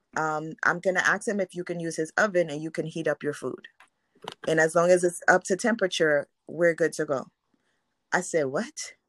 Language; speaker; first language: English; early bilingual, other home language; Haitian Creole